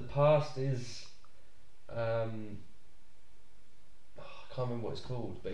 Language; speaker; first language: English; native; English